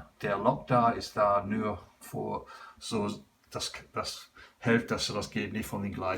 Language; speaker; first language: German; non-native, learner; English